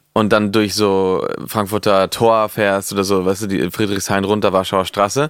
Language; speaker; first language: German; non-native, fluent; Spanish